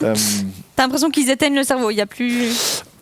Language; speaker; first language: French; native; French